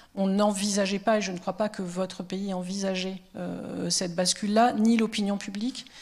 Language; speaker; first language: French; native; French